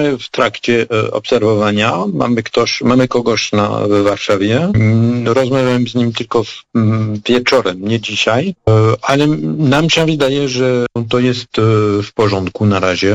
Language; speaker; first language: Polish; non-native, fluent; French